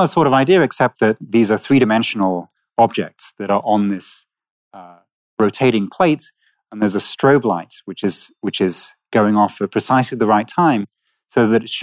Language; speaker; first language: English; native; English